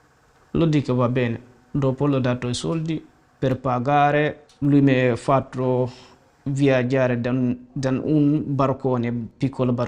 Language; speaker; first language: Italian; non-native, learner; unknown